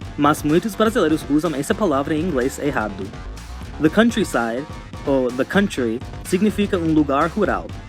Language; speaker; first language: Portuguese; non-native, fluent; English